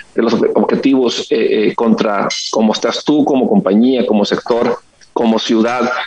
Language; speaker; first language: Spanish; native; Spanish